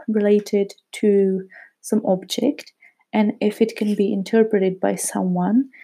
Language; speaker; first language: English; non-native, fluent; Czech